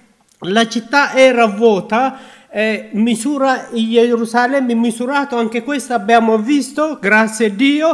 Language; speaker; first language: Italian; non-native, learner; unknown